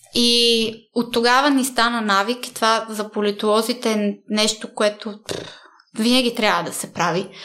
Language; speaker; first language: Bulgarian; early bilingual, heritage; Bulgarian